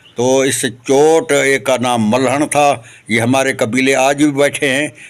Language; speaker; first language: Urdu; non-native, local second language; Sindhi